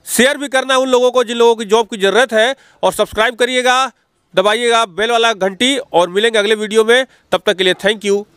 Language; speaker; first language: Hindi; native; Hindi